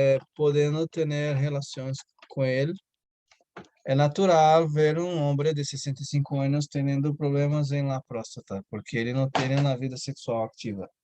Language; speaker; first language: Spanish; non-native, learner; Portuguese